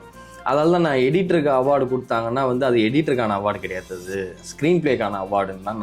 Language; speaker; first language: Tamil; native; Tamil